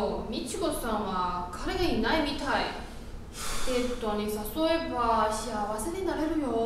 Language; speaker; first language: Japanese; non-native, learner; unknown